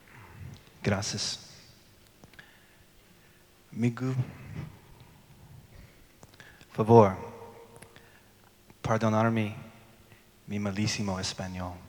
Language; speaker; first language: Spanish; non-native, learner; English